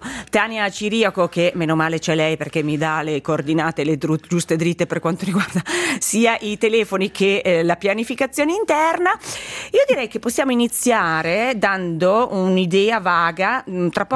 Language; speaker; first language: Italian; native; Italian